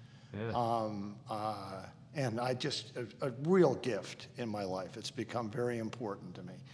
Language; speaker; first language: English; native; English